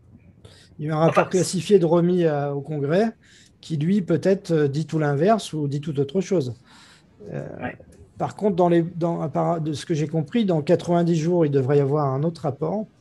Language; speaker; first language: French; native; French